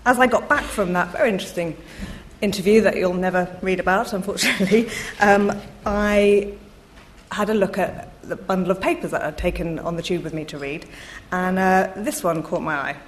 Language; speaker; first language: English; native; English